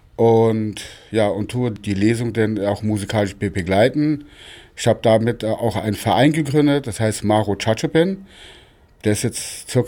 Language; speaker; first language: German; native; German